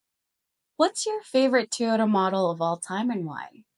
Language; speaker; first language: English; native; English